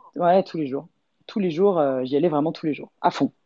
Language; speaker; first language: French; native; French